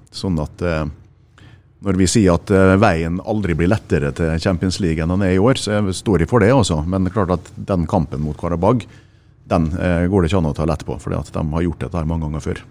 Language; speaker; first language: Norwegian; native; Norwegian